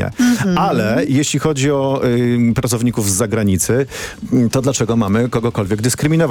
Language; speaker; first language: Polish; native; Polish